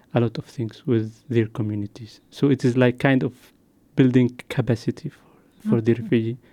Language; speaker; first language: English; non-native, learner; Arabic